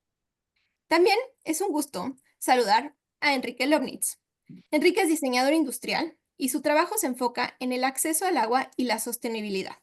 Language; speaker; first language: Spanish; native; Spanish